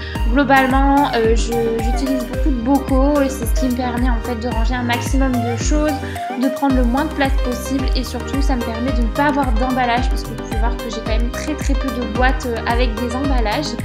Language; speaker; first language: French; native; French